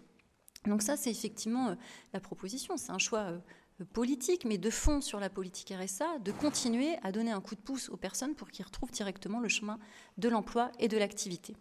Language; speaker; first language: French; native; French